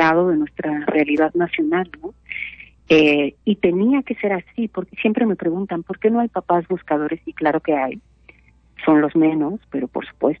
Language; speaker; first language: Spanish; native; Spanish